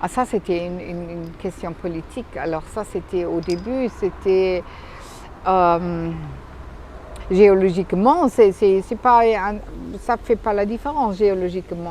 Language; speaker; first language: French; non-native, fluent; German